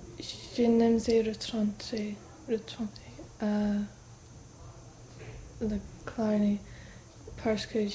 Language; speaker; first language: French; non-native, learner; English